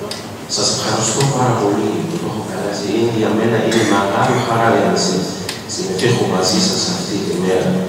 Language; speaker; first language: Greek; non-native, learner; Arabic